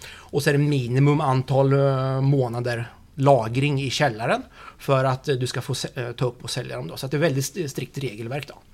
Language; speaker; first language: Swedish; native; Swedish